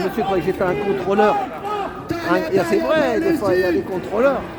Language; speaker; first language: French; native; French